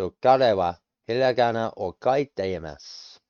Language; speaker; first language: Japanese; non-native, learner; English